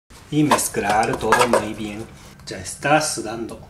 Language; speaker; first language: Spanish; non-native, fluent; Japanese